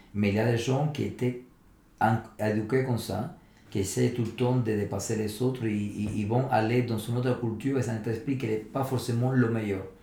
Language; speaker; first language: French; non-native, fluent; Spanish